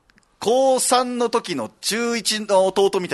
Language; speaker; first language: Japanese; native; Japanese